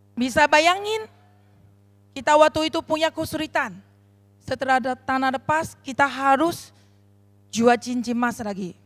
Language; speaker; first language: Indonesian; non-native, learner; Chinese